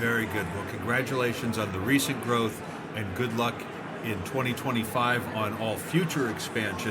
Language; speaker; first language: English; native; English